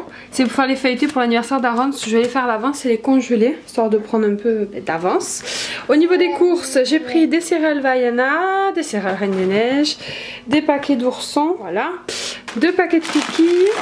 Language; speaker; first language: French; native; French